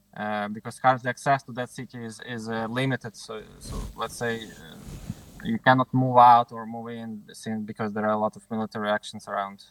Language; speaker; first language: English; non-native, fluent; Ukrainian